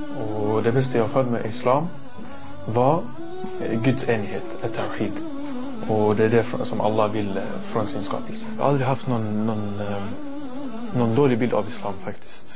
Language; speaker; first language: Swedish; non-native, learner; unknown